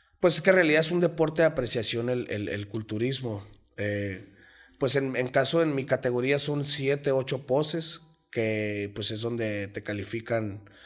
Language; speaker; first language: Spanish; native; Spanish